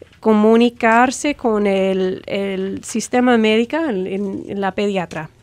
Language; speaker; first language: Spanish; non-native, fluent; English